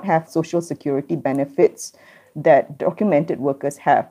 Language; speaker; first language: English; non-native, local second language; Tamil